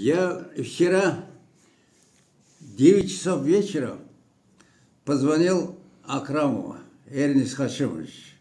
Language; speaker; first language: Russian; non-native, local second language; Kyrgyz